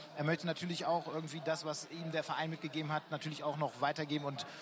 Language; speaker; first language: German; native; German